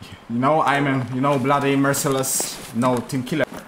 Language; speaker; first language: English; non-native, fluent; Polish